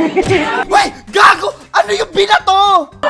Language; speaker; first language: Filipino; native; Filipino